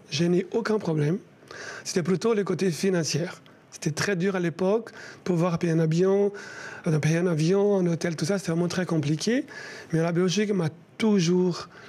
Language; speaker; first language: French; non-native, fluent; Portuguese